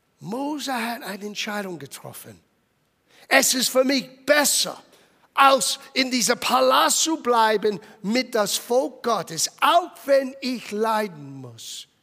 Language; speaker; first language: German; non-native, fluent; English